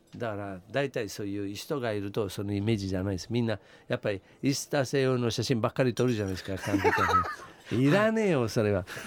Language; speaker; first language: Japanese; non-native, fluent; Italian